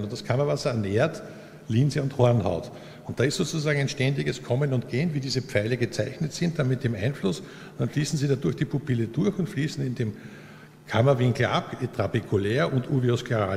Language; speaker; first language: German; native; German